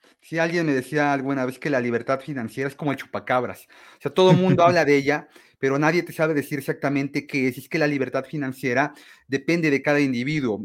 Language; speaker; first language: Spanish; native; Spanish